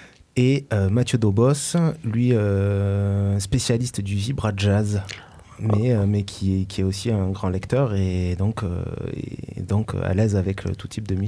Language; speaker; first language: French; native; French